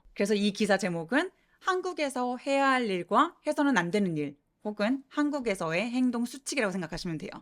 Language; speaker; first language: Korean; native; Korean